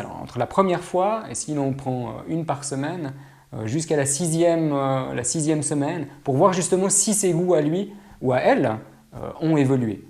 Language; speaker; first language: French; native; French